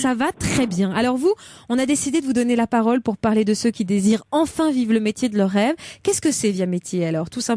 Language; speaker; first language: French; native; French